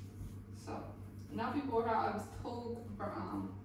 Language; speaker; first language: Irish; non-native, local second language; English